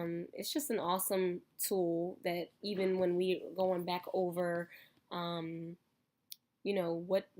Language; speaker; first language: English; native; English